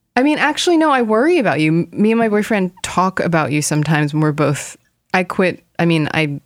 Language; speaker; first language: English; non-native, fluent; Korean